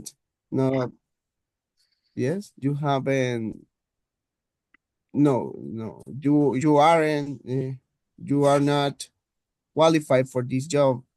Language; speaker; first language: English; non-native, learner; Spanish